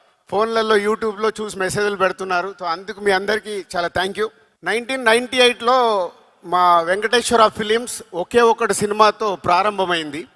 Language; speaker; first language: Telugu; native; Telugu